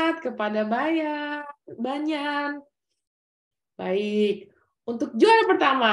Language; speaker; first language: Indonesian; native; Indonesian